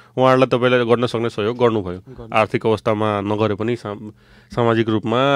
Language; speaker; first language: Nepali; non-native, local second language; Bhojpuri